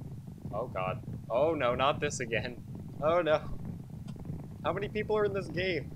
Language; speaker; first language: English; native; English